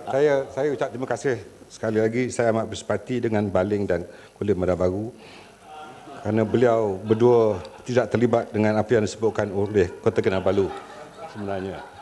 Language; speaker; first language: Malay; native; Malay